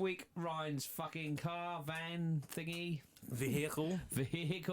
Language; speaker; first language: English; native; English